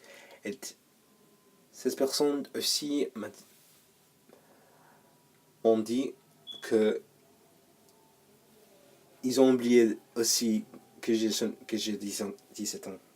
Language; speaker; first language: French; non-native, learner; English